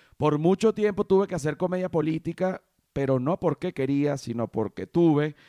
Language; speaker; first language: Spanish; native; Spanish